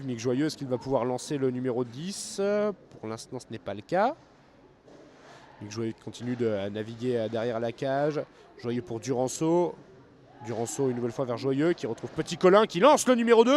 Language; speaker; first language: French; native; French